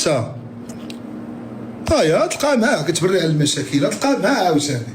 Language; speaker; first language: Arabic; native; Arabic